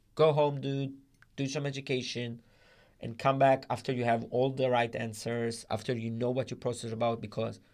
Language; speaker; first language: English; non-native, learner; Hebrew